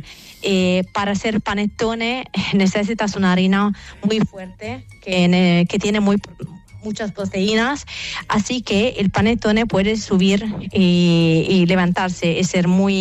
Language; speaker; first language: Spanish; non-native, fluent; Italian